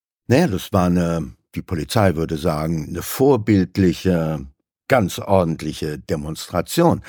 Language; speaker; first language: German; native; German